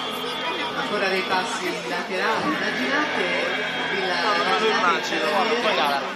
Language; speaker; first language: Italian; native; Italian